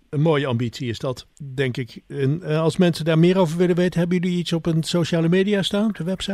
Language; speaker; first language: Dutch; native; Dutch